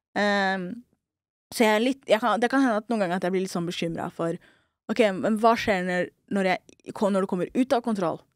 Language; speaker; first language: Norwegian; early bilingual, other home language; Somali